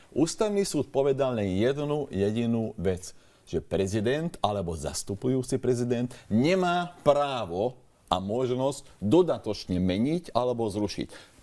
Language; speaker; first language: Slovak; non-native, local second language; Hungarian